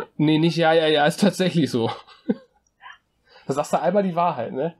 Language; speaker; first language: German; native; German